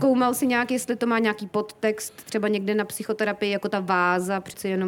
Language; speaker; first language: Czech; native; Czech